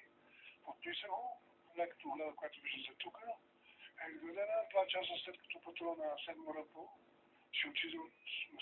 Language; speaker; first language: Bulgarian; native; Bulgarian